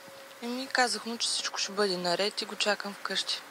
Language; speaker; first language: Bulgarian; native; Bulgarian